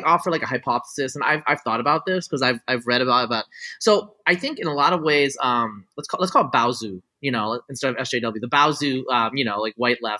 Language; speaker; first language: English; early bilingual, other home language; Bangla